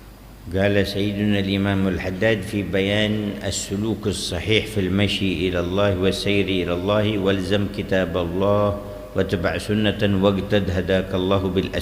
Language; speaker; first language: Arabic; native; Arabic